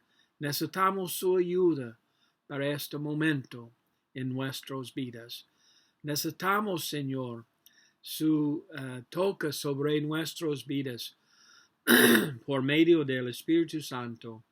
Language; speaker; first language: Spanish; non-native, learner; English